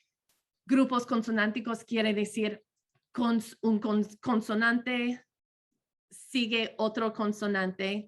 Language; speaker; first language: Spanish; non-native, fluent; English